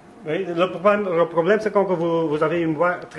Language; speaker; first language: French; non-native, local second language; Dutch